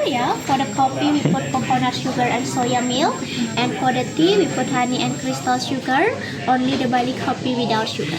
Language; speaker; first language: English; non-native, local second language; Indonesian